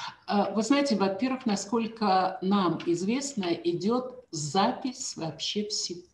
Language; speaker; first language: Russian; native; Russian